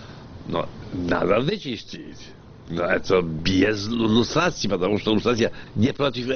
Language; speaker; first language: Russian; non-native, fluent; Polish